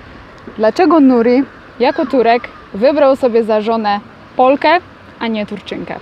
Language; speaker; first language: Polish; native; Polish